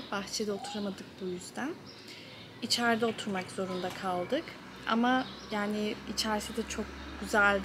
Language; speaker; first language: Turkish; early bilingual, heritage; Turkish